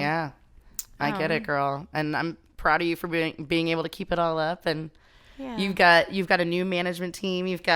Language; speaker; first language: English; native; English